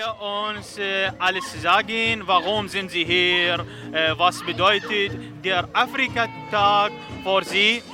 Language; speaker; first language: German; non-native, learner; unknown